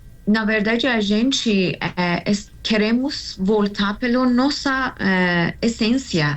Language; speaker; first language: Portuguese; non-native, learner; Persian